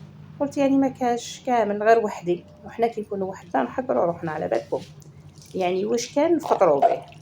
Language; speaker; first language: Arabic; native; Arabic